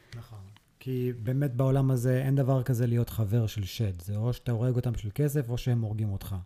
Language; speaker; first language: Hebrew; early bilingual, other home language; English